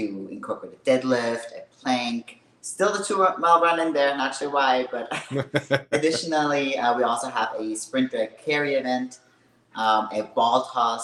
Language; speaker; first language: English; non-native, fluent; German